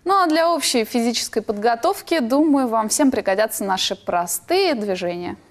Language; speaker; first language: Russian; native; Russian